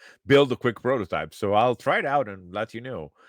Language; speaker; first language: English; native; English